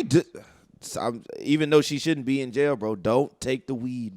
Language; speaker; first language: English; native; English